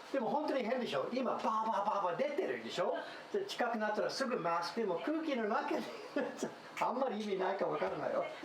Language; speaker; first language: Japanese; non-native, fluent; English